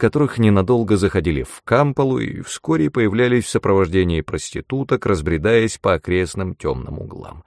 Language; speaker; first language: Russian; native; Russian